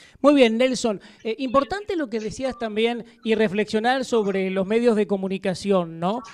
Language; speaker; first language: Spanish; native; Spanish